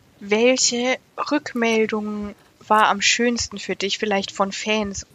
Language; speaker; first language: German; native; German